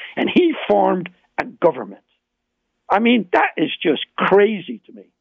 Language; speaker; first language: English; native; English